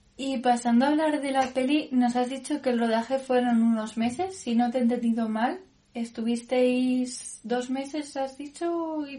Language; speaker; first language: Spanish; native; Spanish